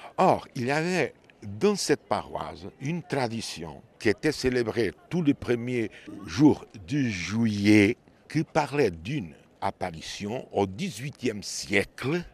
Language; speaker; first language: French; non-native, fluent; Portuguese